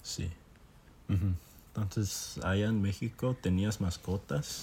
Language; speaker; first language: Spanish; early bilingual, heritage; Spanish